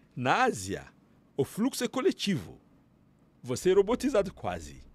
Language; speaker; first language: Portuguese; non-native, fluent; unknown